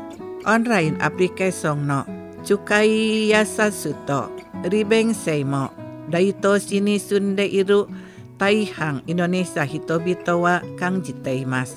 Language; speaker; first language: Japanese; non-native, learner; Indonesian